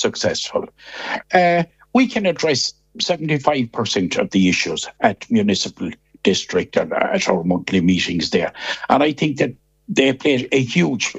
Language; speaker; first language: English; native; English